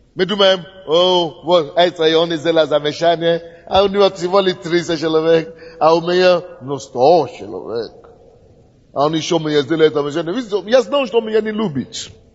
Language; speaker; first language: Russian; non-native, fluent; Yoruba